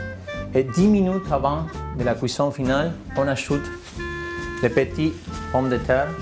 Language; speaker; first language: French; non-native, fluent; Spanish